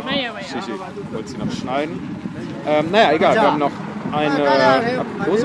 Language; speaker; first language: German; native; German